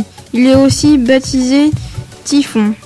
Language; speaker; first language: French; native; French